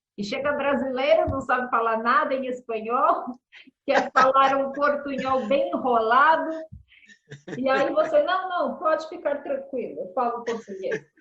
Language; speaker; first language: Portuguese; native; Portuguese